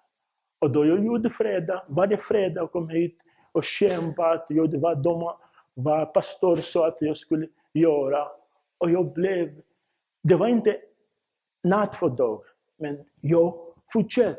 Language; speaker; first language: Swedish; non-native, fluent; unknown